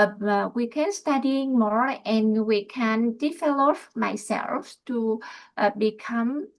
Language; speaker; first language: English; non-native, learner; Vietnamese